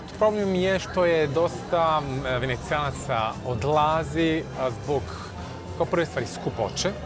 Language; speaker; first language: Serbian; early bilingual, heritage; Serbian